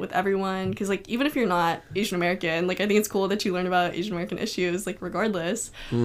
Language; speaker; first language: English; native; English